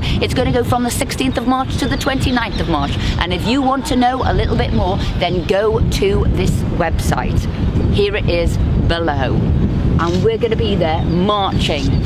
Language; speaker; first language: English; native; English